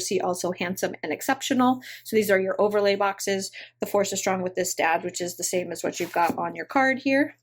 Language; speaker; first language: English; native; English